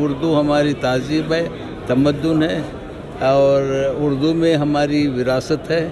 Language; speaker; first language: Urdu; native; Urdu